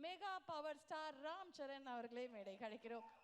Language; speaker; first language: Tamil; native; Tamil